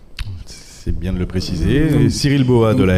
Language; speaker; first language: French; native; French